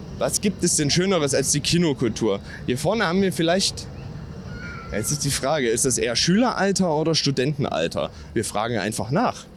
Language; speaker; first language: German; native; German